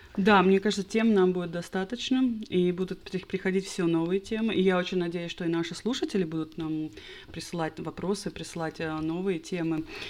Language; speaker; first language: Russian; non-native, local second language; Latvian